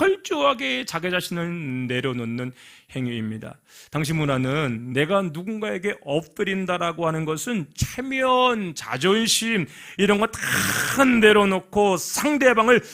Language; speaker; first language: Korean; native; Korean